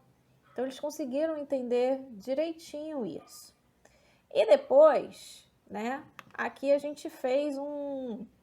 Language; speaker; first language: Portuguese; native; Portuguese